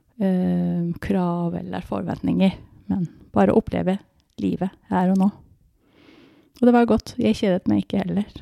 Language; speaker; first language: Norwegian; non-native, fluent; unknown